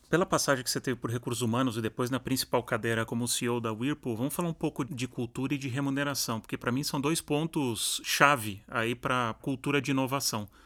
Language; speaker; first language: Portuguese; native; Portuguese